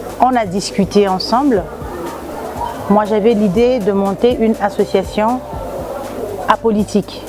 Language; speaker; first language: French; non-native, local second language; Lingala